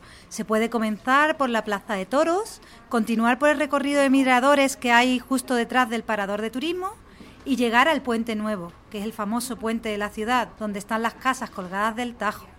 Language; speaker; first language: Spanish; native; Spanish